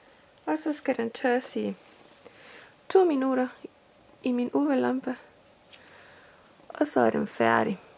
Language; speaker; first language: Danish; non-native, fluent; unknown